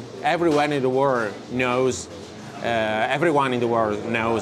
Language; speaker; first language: English; non-native, fluent; Italian